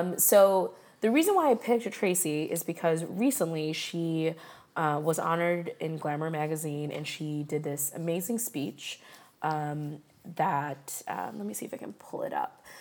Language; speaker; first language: English; early bilingual, other home language; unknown